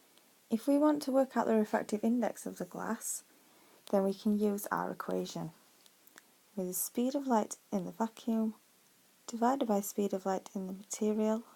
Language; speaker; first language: English; native; English